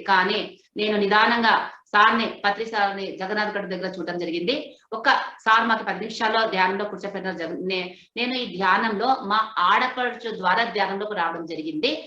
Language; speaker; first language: Telugu; non-native, local second language; Hindi